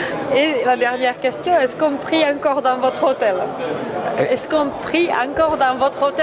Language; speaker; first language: French; native; French